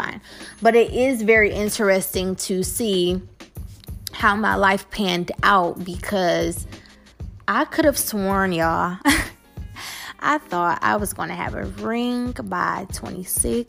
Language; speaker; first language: English; native; English